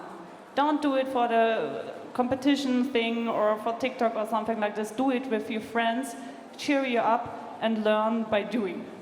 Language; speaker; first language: English; non-native, fluent; German